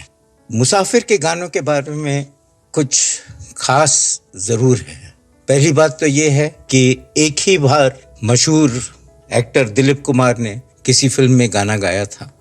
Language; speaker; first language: Hindi; native; Hindi